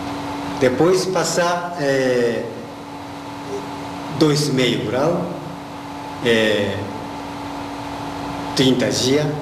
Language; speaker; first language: Portuguese; non-native, learner; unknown